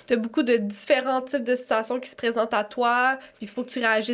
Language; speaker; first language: French; native; French